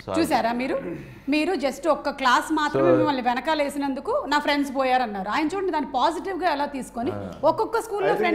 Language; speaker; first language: Telugu; native; Telugu